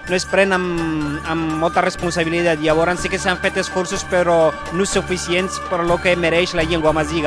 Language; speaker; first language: Catalan; non-native, fluent; Berber languages